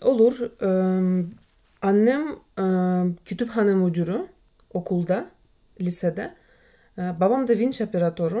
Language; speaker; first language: Turkish; non-native, fluent; Russian